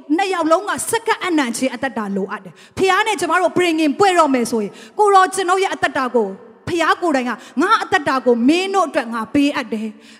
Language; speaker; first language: Burmese; non-native, local second language; Tedim Chin